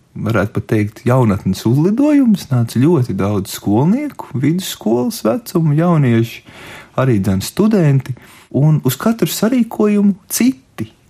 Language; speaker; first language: Latvian; native; Latvian